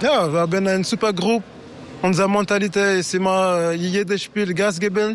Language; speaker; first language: German; non-native, fluent; French